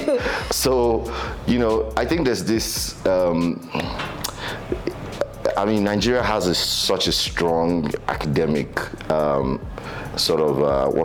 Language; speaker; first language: English; non-native, local second language; Yoruba